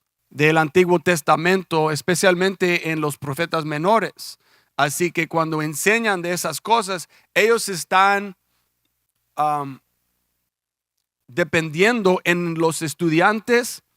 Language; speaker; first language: Spanish; early bilingual, heritage; Spanish